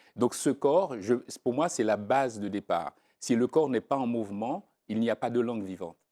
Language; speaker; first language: French; non-native, local second language; Haitian Creole